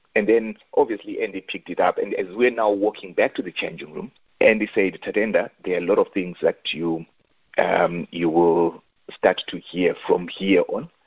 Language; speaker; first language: English; non-native, local second language; Shona